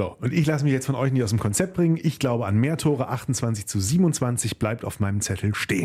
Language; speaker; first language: German; native; German